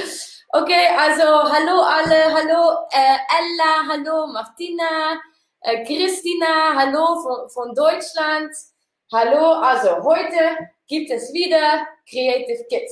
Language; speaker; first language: German; non-native, learner; Dutch